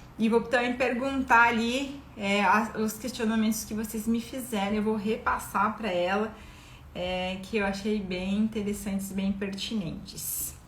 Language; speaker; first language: Portuguese; native; Portuguese